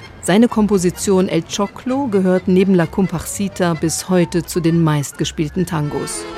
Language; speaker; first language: German; native; German